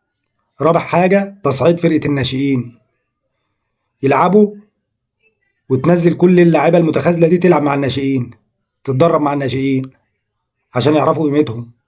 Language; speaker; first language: Arabic; native; Arabic